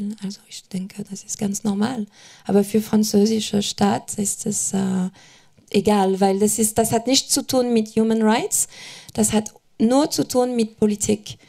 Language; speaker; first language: German; non-native, fluent; French